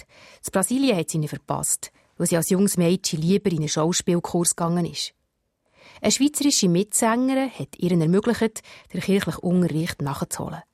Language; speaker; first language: German; native; German